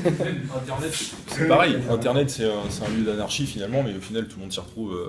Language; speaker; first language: French; native; French